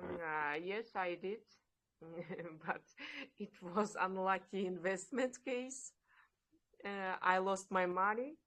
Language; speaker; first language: English; non-native, learner; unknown